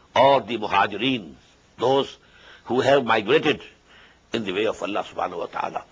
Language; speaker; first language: English; non-native, local second language; Urdu